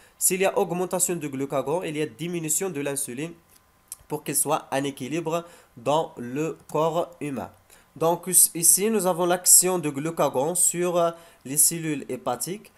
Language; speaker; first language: French; non-native, local second language; Arabic